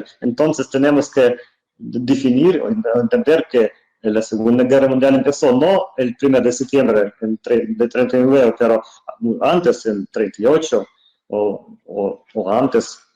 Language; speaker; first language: Spanish; non-native, fluent; Russian